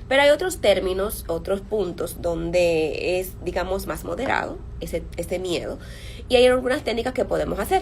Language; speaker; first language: Spanish; native; Spanish